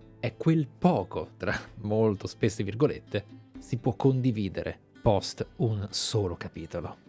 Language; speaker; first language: Italian; native; Italian